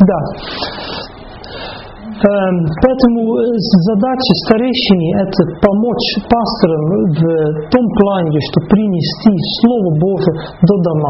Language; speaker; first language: Russian; non-native, fluent; Dutch